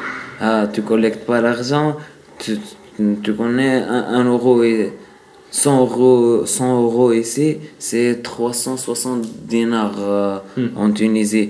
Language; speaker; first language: French; non-native, learner; Arabic